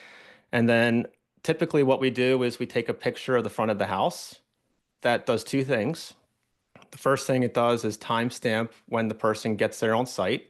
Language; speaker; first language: English; native; English